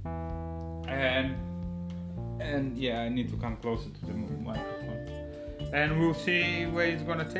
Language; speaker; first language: English; non-native, fluent; Lithuanian